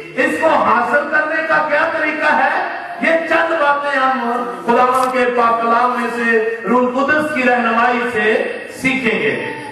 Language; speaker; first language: Urdu; non-native, local second language; Punjabi